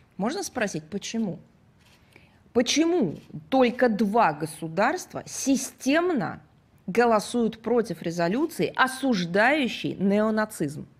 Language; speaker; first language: Russian; native; Russian